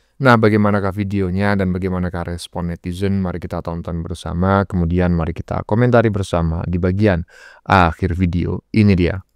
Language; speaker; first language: Indonesian; native; Indonesian